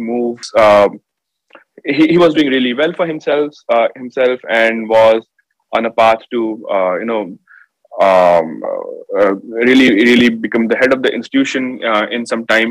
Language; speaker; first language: English; non-native, local second language; Marathi